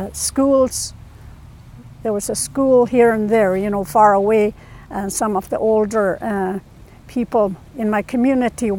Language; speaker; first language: English; native; English